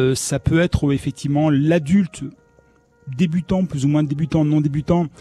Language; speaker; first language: French; native; French